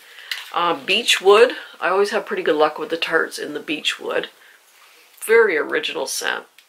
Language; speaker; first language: English; native; English